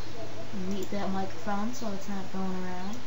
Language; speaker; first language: English; native; English